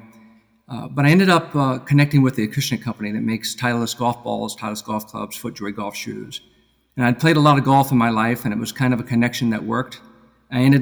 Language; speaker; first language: English; native; English